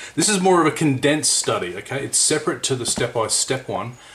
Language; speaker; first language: English; native; English